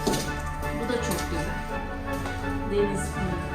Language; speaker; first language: Turkish; native; Turkish